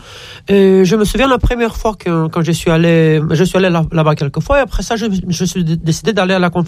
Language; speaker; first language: French; non-native, fluent; Romanian